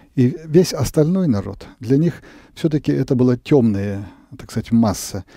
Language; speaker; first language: Russian; native; Russian